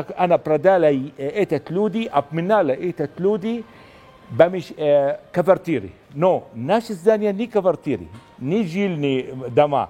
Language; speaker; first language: Russian; non-native, learner; Arabic